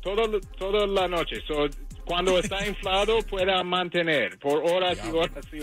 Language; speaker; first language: Spanish; early bilingual, heritage; English